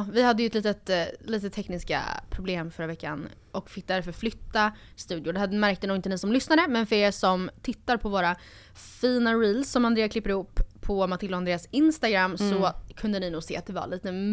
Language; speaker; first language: Swedish; native; Swedish